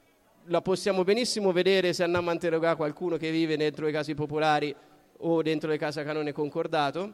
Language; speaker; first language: Italian; native; Italian